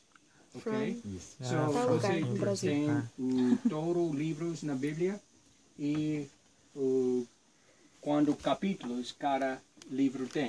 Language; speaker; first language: Portuguese; non-native, learner; English